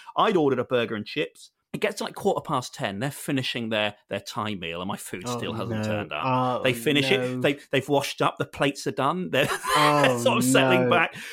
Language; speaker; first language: English; native; English